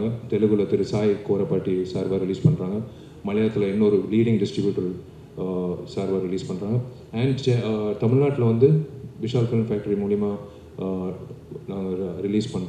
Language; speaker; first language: Tamil; native; Tamil